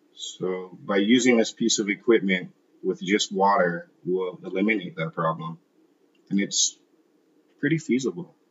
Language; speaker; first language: English; native; English